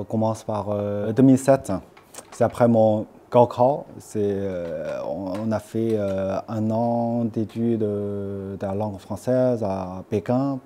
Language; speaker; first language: French; non-native, fluent; Chinese